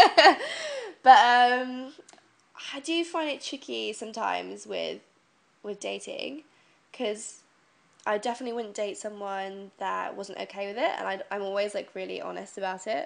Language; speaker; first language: English; native; English